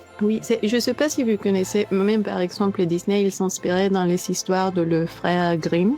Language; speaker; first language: French; non-native, fluent; Spanish